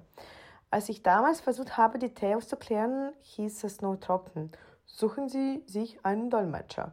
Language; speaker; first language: German; non-native, fluent; Ukrainian